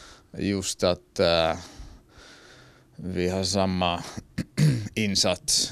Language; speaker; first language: Swedish; non-native, fluent; Finnish